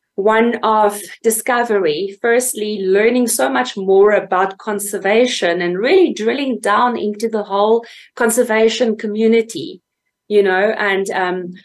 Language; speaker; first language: English; native; English